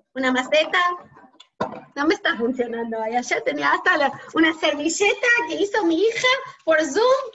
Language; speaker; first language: Spanish; non-native, fluent; English